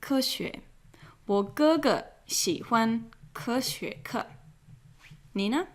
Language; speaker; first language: Chinese; non-native, fluent; English